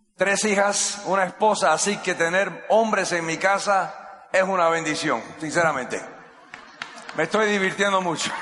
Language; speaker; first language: Spanish; non-native, fluent; English